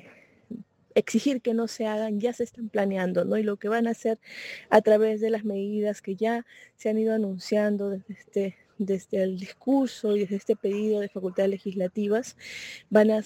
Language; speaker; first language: Spanish; native; Spanish